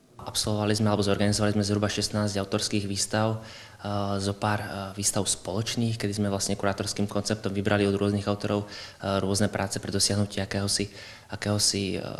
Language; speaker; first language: Slovak; native; Slovak